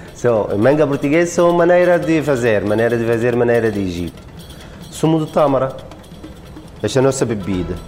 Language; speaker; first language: Portuguese; non-native, learner; Arabic